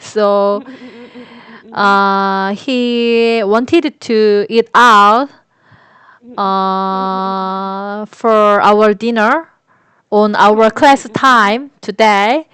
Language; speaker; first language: English; non-native, learner; Korean